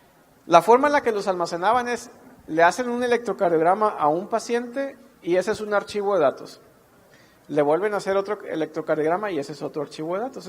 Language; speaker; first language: Spanish; native; Spanish